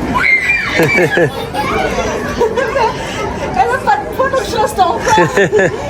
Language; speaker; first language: French; native; French